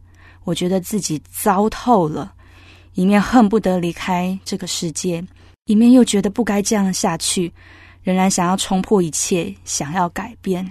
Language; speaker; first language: Chinese; native; Chinese